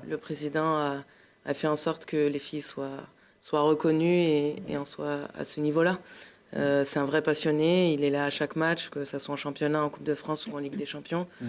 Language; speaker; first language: French; native; French